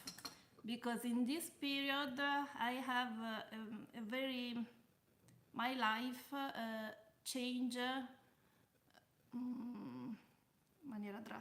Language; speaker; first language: English; non-native, learner; Italian